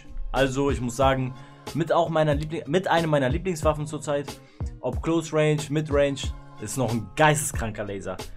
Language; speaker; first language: German; native; German